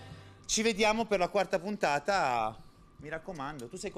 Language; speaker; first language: Italian; native; Italian